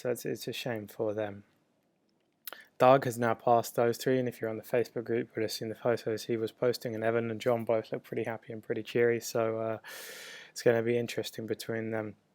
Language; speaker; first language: English; native; English